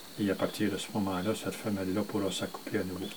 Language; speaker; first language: French; native; French